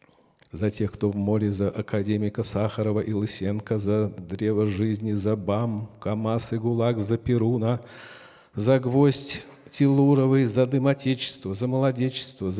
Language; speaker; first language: Russian; native; Russian